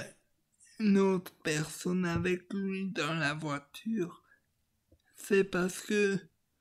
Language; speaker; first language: French; native; French